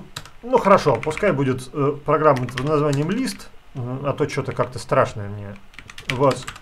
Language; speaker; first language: Russian; native; Russian